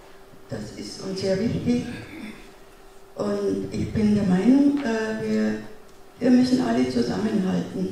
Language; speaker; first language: German; non-native, fluent; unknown